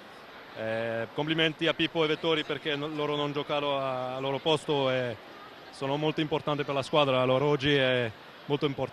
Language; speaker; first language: Italian; non-native, fluent; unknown